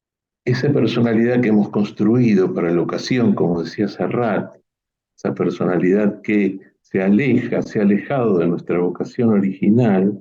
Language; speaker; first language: Spanish; native; Spanish